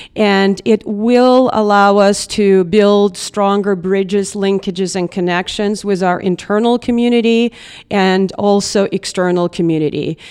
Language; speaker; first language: English; non-native, fluent; Russian